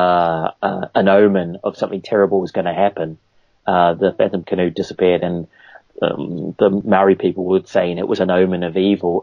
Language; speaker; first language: English; native; English